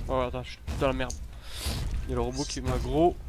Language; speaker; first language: French; native; French